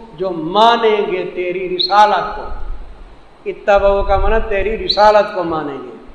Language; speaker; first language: Urdu; non-native, local second language; Saraiki